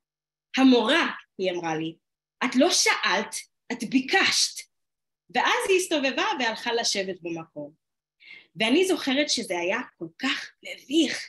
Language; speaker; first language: Hebrew; non-native, fluent; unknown